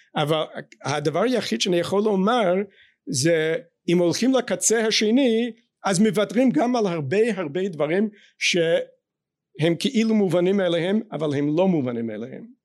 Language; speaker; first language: Hebrew; non-native, fluent; English